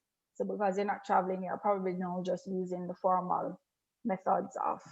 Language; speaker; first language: English; native; English